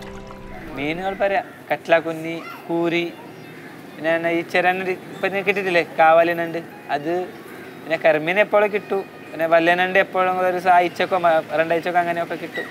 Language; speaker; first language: Malayalam; non-native, local second language; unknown